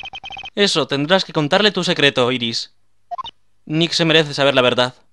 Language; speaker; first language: Spanish; native; Spanish